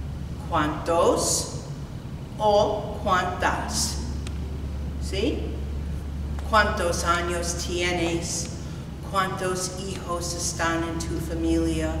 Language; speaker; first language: Spanish; non-native, fluent; English